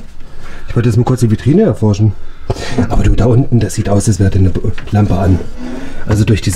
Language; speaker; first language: German; native; German